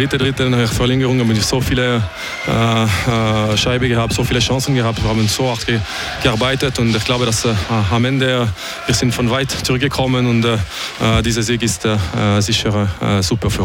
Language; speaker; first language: German; non-native, local second language; French